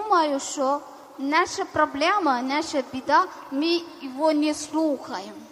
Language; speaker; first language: Ukrainian; non-native, learner; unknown